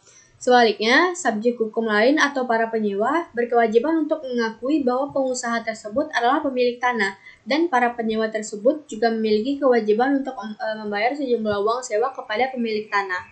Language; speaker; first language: Indonesian; native; Indonesian